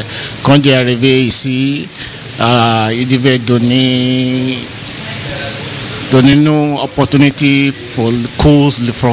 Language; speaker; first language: French; non-native, learner; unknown